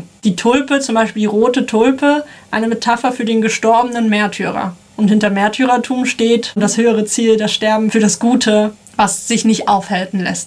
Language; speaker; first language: German; native; German